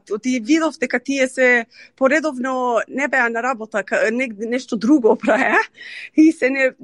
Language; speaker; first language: Macedonian; early bilingual, heritage; Macedonian